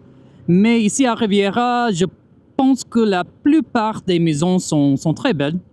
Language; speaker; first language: French; non-native, fluent; English